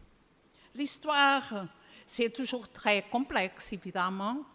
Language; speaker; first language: French; non-native, fluent; Portuguese